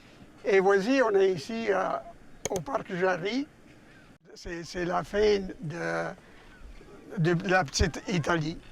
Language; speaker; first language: French; non-native, fluent; Italian